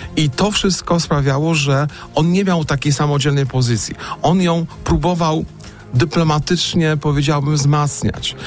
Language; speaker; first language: Polish; native; Polish